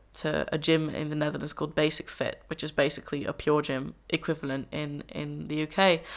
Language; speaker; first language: English; non-native, fluent; Dutch